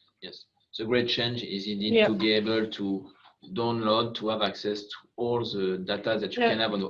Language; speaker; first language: English; non-native, fluent; French